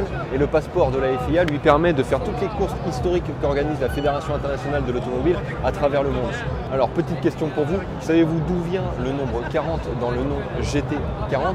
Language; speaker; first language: French; native; French